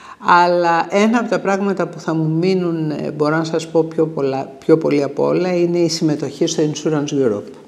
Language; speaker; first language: Greek; native; Greek